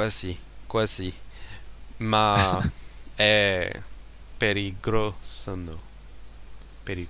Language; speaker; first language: Italian; non-native, learner; French